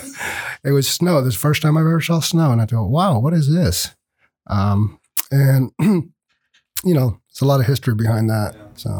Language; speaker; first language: English; early bilingual, other home language; Spanish